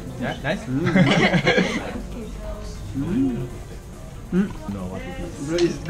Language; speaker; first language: English; non-native, learner; Spanish